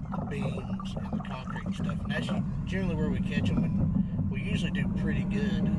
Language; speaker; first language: English; native; English